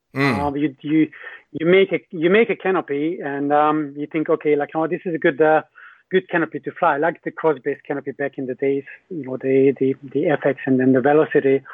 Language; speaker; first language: English; non-native, fluent; Hungarian